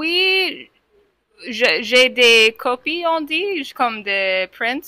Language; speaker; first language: French; non-native, fluent; English